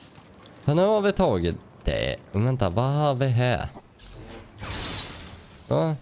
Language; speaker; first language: Swedish; native; Swedish